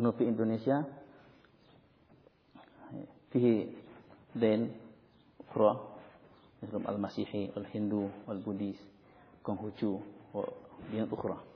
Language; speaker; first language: Arabic; non-native, learner; Indonesian